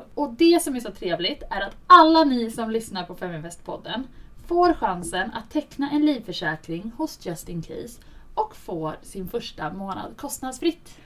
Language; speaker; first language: Swedish; native; Swedish